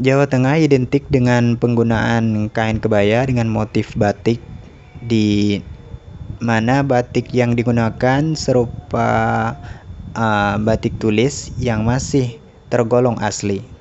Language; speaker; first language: Indonesian; non-native, learner; Thai